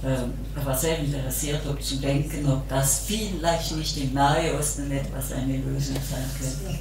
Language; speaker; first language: German; non-native, local second language; French